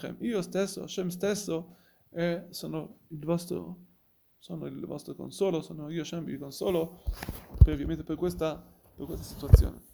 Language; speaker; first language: Italian; non-native, fluent; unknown